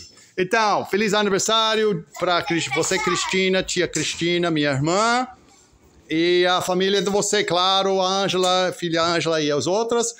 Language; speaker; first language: Portuguese; non-native, fluent; English